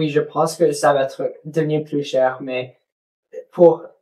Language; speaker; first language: French; non-native, local second language; English